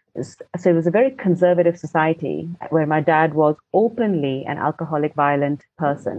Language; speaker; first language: English; non-native, local second language; Gujarati